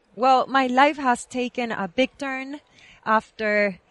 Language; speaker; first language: English; non-native, fluent; Spanish